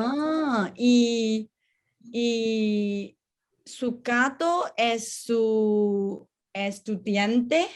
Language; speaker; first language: Spanish; non-native, learner; English